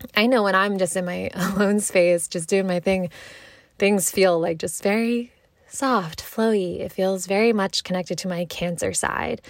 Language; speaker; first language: English; native; English